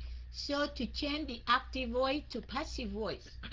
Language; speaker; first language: English; non-native, fluent; Vietnamese